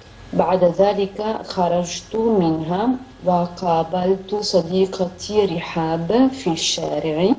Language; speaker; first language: Arabic; non-native, learner; Italian